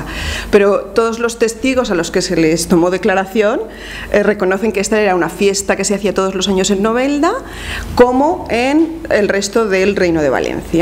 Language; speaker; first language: Spanish; native; Spanish